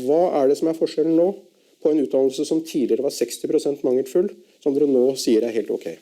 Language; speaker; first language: Norwegian; native; Norwegian